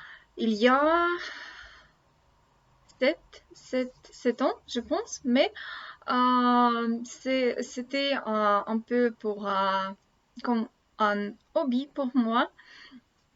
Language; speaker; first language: French; non-native, learner; Russian